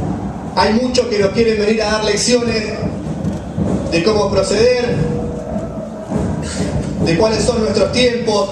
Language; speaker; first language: Spanish; native; Spanish